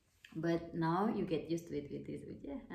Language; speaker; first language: English; non-native, learner; Indonesian